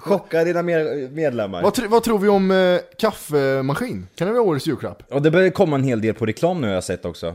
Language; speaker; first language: Swedish; native; Swedish